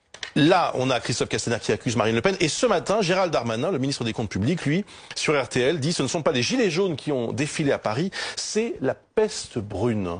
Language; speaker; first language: French; native; French